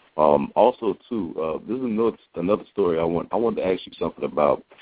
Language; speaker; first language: English; native; English